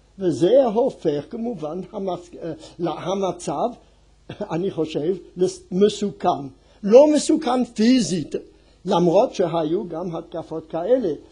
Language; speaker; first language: Hebrew; non-native, fluent; French